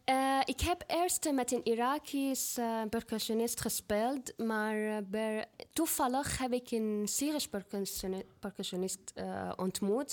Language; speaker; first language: Dutch; non-native, learner; Arabic